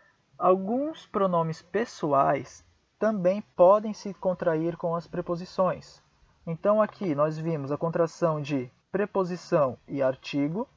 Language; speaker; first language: Portuguese; non-native, fluent; Spanish